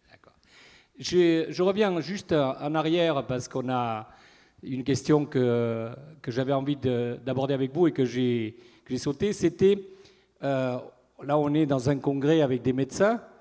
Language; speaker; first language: French; native; French